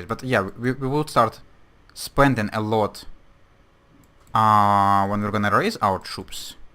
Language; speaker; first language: English; non-native, fluent; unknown